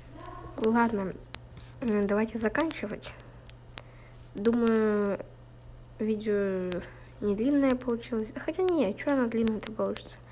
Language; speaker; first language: Russian; native; Russian